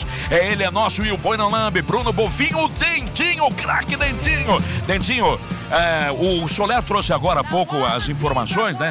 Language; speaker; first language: Portuguese; native; Portuguese